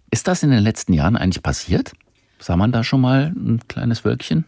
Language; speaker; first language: German; native; German